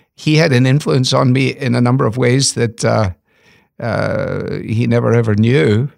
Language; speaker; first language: English; native; English